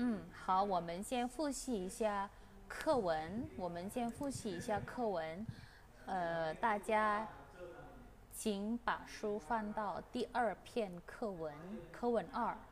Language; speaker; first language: Chinese; non-native, fluent; Indonesian